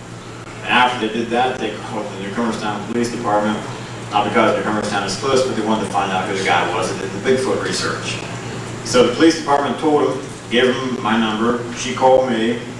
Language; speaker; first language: English; native; English